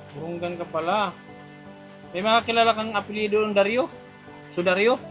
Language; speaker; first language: Filipino; native; Filipino